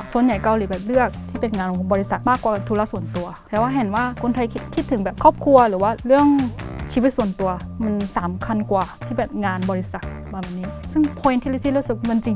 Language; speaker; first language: Thai; non-native, fluent; Korean